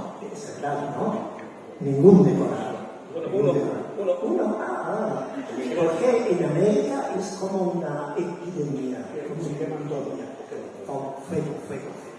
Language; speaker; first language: Spanish; non-native, learner; Italian